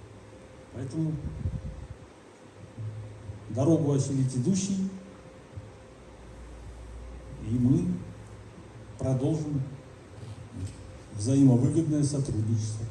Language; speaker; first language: Russian; native; Russian